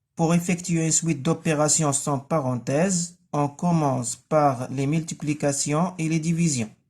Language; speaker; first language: French; non-native, local second language; Arabic